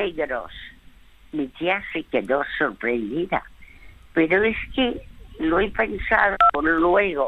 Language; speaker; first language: Spanish; early bilingual, other home language; French